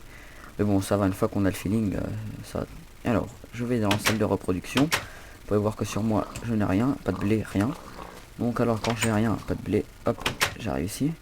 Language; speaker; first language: French; native; French